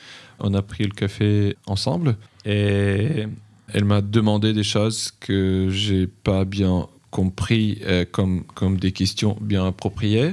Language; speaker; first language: French; non-native, fluent; Ukrainian